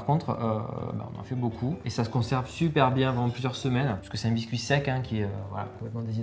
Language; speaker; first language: French; native; French